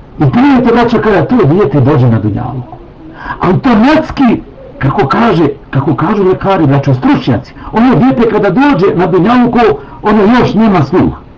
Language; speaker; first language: Bosnian; native; Bosnian